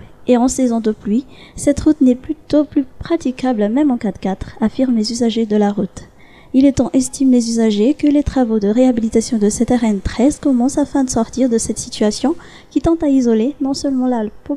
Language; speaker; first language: French; non-native, local second language; Malagasy